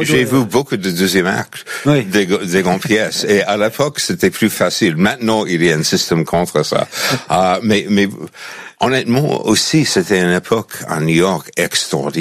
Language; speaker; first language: French; non-native, fluent; English